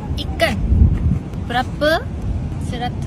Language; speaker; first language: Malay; non-native, learner; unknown